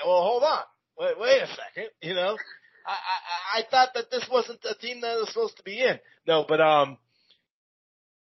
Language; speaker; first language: English; native; English